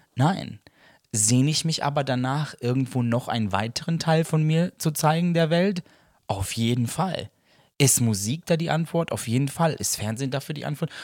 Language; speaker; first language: German; early bilingual, other home language; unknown